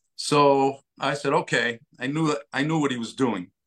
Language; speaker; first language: English; early bilingual, other home language; Italian